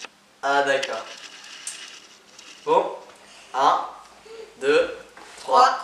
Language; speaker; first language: French; native; French